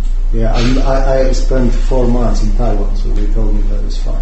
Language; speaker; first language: English; non-native, fluent; Polish